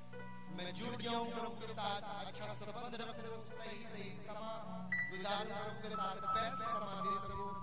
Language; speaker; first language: Hindi; non-native, local second language; Punjabi